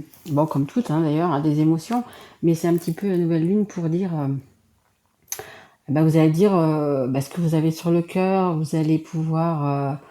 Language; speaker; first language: French; native; French